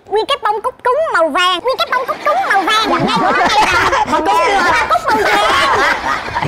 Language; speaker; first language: Vietnamese; native; Vietnamese